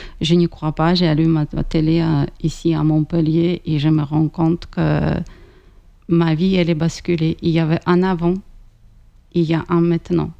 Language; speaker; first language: French; non-native, fluent; Ukrainian